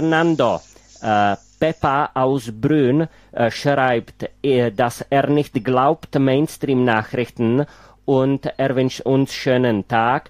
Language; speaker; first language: German; non-native, fluent; Czech